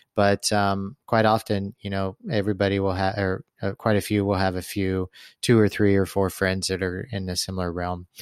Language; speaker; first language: English; native; English